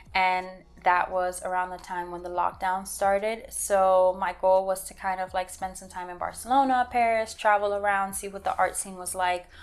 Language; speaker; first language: English; native; English